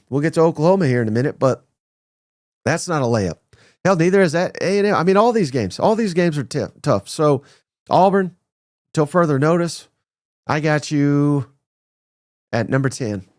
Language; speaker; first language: English; native; English